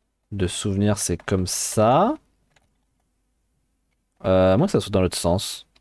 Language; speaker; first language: French; native; French